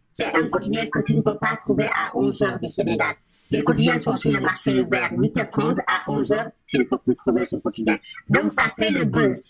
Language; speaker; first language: French; non-native, local second language; Wolof